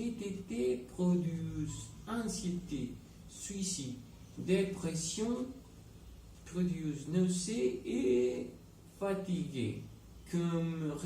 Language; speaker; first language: French; non-native, learner; Spanish